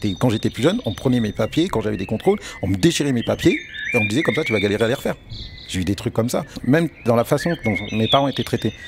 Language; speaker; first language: French; early bilingual, other home language; Wolof